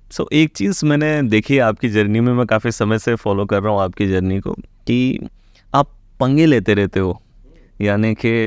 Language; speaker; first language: Hindi; native; Hindi